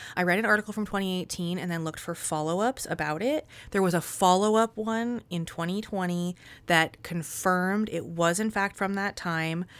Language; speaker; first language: English; native; English